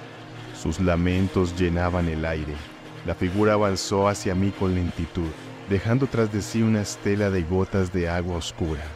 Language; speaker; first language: Spanish; native; Spanish